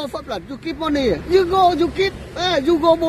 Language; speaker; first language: English; non-native, learner; Vietnamese